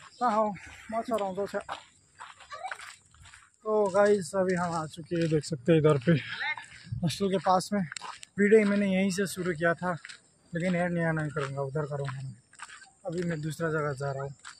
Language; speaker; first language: Hindi; non-native, local second language; Nepali